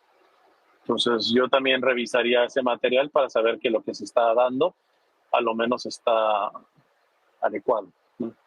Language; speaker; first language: Spanish; native; Spanish